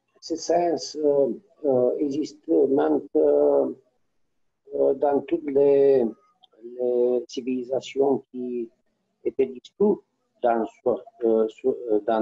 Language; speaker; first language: French; non-native, learner; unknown